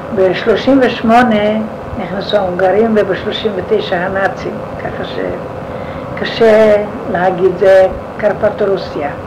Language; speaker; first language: Hebrew; non-native, fluent; Yiddish